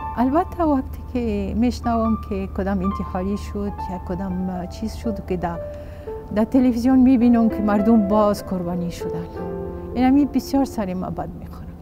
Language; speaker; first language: Persian; non-native, fluent; Arabic